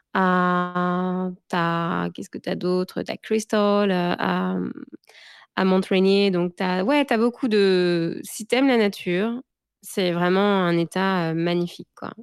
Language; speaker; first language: French; native; French